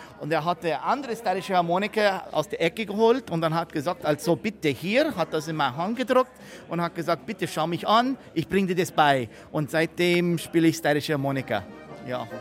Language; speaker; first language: German; early bilingual, heritage; English